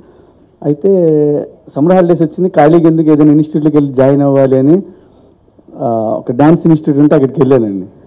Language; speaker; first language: Telugu; native; Telugu